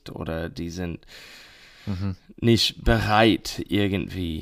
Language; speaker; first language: German; non-native, learner; English